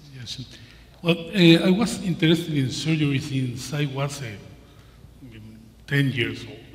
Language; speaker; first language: English; non-native, learner; Spanish